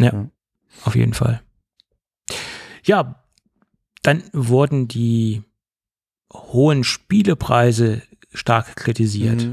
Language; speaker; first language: German; native; German